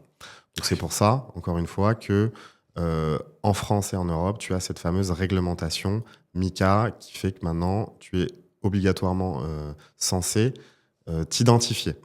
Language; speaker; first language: French; native; French